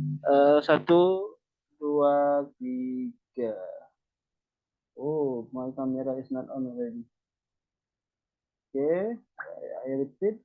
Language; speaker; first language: English; non-native, learner; Indonesian